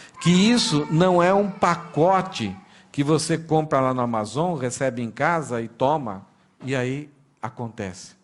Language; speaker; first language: Portuguese; native; Portuguese